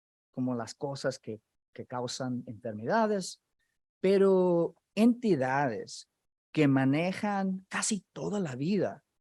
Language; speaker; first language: Spanish; non-native, fluent; English